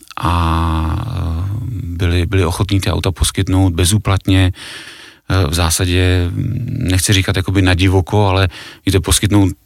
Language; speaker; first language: Czech; native; Czech